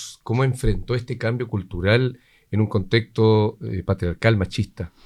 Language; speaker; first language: Spanish; native; Spanish